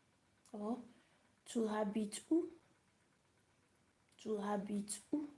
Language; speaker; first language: French; non-native, learner; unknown